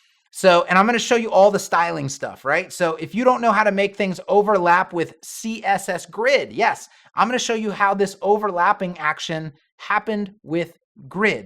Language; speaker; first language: English; native; English